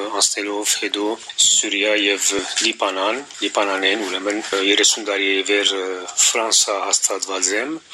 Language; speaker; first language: Armenian; early bilingual, heritage; Armenian